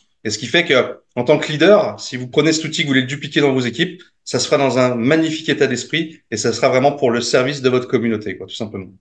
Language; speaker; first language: French; native; French